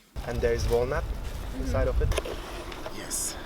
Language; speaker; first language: English; non-native, learner; Turkish